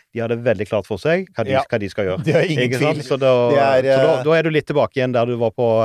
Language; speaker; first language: Norwegian; native; Norwegian